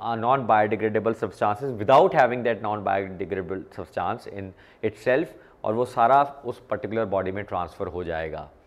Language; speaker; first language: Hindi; non-native, local second language; Punjabi